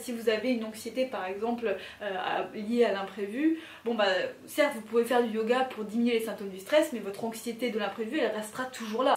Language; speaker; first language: French; native; French